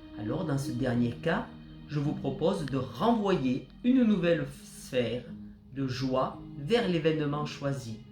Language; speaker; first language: French; native; French